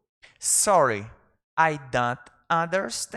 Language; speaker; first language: English; non-native, fluent; Portuguese